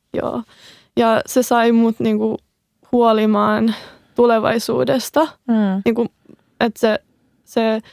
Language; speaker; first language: Finnish; early bilingual, other home language; Serbian